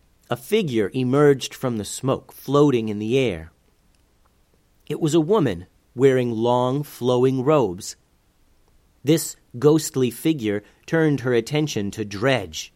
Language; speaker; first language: English; native; English